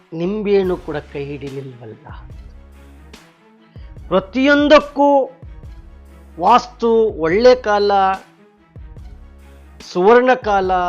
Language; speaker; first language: Kannada; native; Kannada